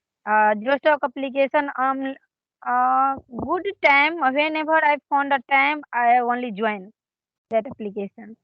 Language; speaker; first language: English; non-native, learner; Hindi